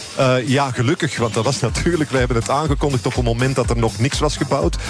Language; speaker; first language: Dutch; native; Dutch